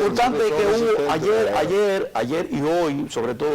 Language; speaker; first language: Spanish; native; Spanish